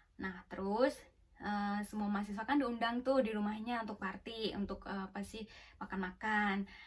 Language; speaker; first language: Indonesian; native; Indonesian